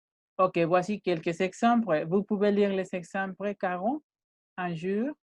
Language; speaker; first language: French; non-native, fluent; Spanish